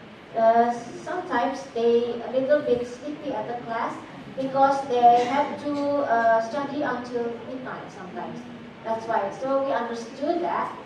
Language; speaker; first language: English; non-native, fluent; Indonesian